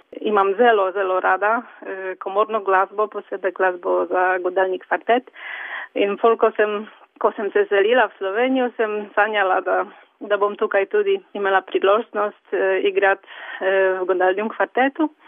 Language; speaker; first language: Slovenian; non-native, fluent; Polish